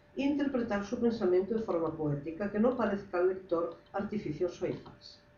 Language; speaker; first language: Spanish; non-native, local second language; Galician